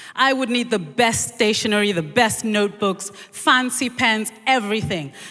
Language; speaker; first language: English; native; English